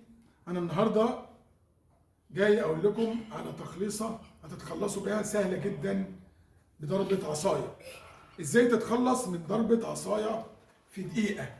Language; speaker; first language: Arabic; native; Arabic